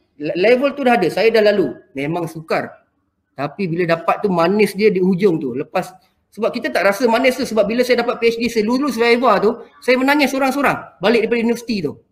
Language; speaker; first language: Malay; native; Malay